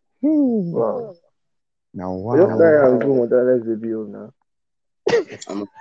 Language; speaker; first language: English; non-native, local second language; Yoruba